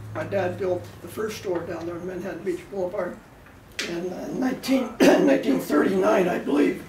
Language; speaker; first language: English; native; English